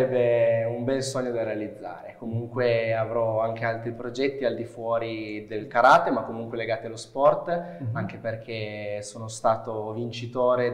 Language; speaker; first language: Italian; native; Italian